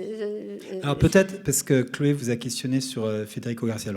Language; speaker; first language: French; native; French